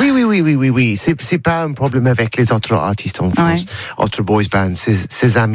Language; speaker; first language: French; non-native, learner; English